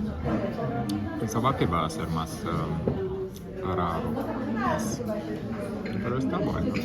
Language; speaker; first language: Spanish; non-native, fluent; German